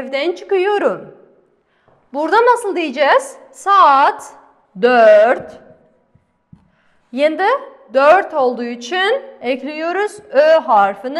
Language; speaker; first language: Turkish; non-native, fluent; Kazakh